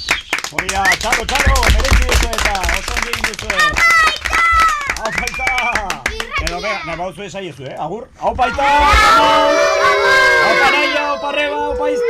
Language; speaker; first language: Basque; native; Basque